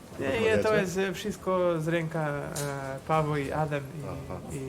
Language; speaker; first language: Polish; non-native, fluent; Portuguese